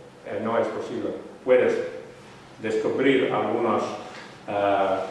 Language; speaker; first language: Spanish; non-native, learner; Western Frisian